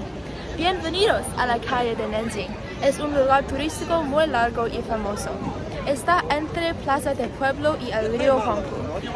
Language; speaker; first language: Spanish; non-native, learner; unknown